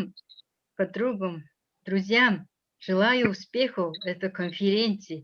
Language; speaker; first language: Russian; non-native, fluent; Mongolian